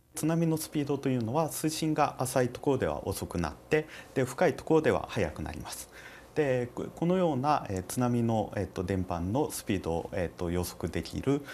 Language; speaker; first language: Japanese; native; Japanese